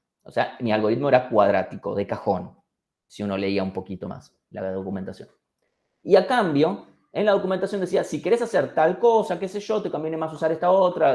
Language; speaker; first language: Spanish; native; Spanish